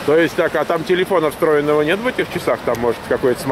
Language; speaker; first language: Russian; native; Russian